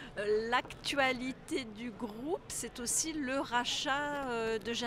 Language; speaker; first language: French; native; French